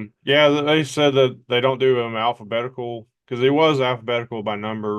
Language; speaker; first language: English; native; English